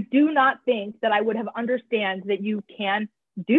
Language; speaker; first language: English; native; English